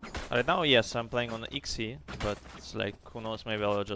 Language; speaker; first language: English; non-native, fluent; Russian